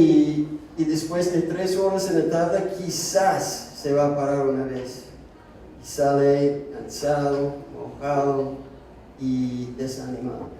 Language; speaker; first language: Spanish; non-native, fluent; English